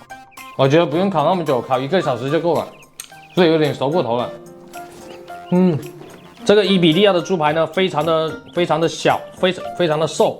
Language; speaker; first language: Chinese; native; Chinese